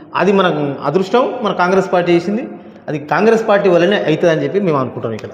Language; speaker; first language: Telugu; non-native, local second language; Lambadi